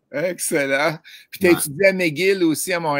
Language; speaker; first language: French; native; French